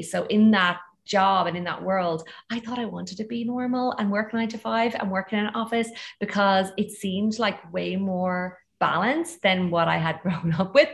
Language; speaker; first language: English; native; English